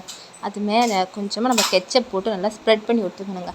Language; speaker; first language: Tamil; native; Tamil